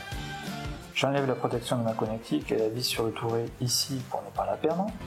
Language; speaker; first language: French; native; French